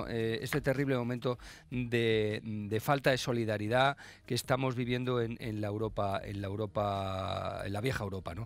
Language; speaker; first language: Spanish; native; Spanish